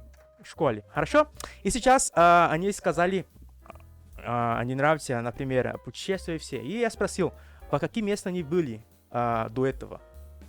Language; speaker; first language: Russian; non-native, learner; Portuguese